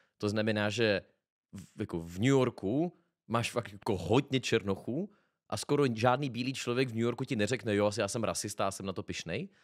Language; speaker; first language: Czech; native; Czech